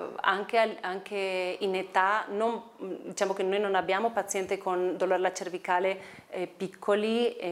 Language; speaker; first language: Italian; non-native, fluent; Spanish